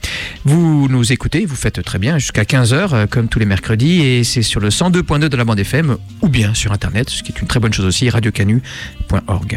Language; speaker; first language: French; native; French